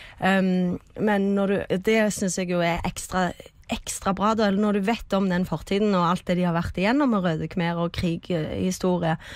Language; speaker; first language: Norwegian; native; Norwegian